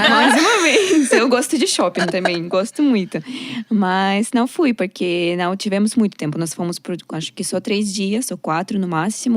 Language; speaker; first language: Portuguese; non-native, learner; Russian